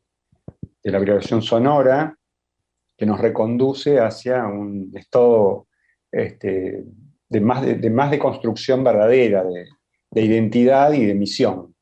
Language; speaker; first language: Spanish; native; Spanish